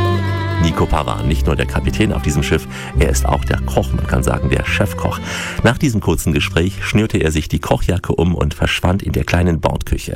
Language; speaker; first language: German; native; German